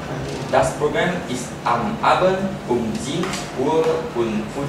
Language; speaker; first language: German; non-native, learner; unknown